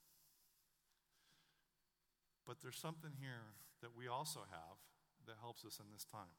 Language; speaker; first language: English; native; English